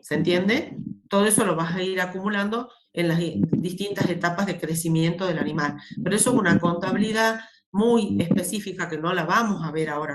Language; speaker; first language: Spanish; native; Spanish